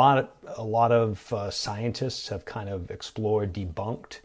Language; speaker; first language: English; native; English